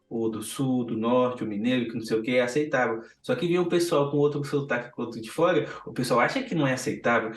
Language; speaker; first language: Portuguese; native; Portuguese